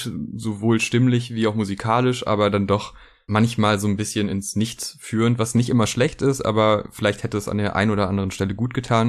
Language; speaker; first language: German; native; German